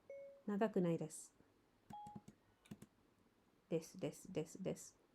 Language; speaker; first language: Japanese; non-native, learner; English